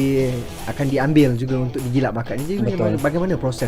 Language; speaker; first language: Malay; native; Malay